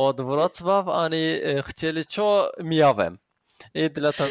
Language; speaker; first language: Polish; non-native, learner; Azerbaijani